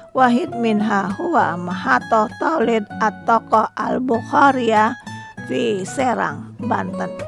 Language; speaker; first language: Arabic; non-native, learner; Indonesian